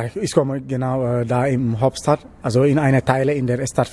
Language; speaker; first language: German; non-native, learner; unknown